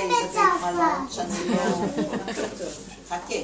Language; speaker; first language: Hebrew; non-native, fluent; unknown